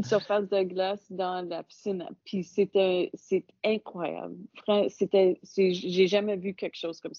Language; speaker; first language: French; non-native, local second language; English